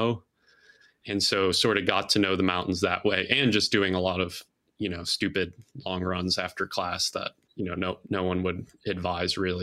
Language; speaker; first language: English; native; English